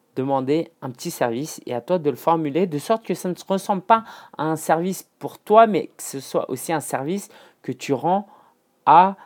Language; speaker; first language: French; non-native, fluent; Chinese